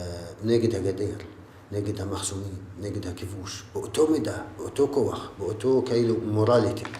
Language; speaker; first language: Hebrew; non-native, local second language; Arabic